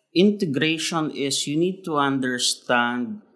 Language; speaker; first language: English; non-native, local second language; Filipino